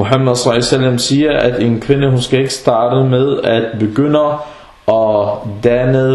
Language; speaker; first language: Danish; non-native, fluent; Arabic